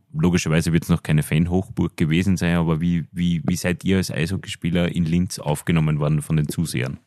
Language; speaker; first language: German; native; German